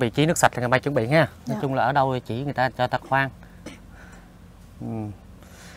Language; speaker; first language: Vietnamese; native; Vietnamese